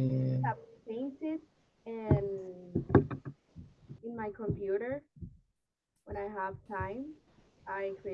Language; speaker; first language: English; non-native, learner; Spanish